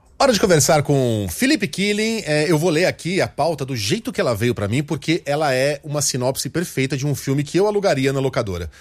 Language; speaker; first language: Portuguese; native; Portuguese